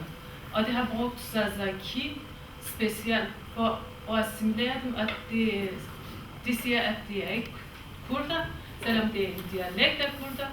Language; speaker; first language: Danish; non-native, fluent; Kurdish